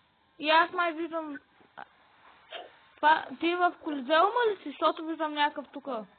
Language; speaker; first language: Bulgarian; native; Bulgarian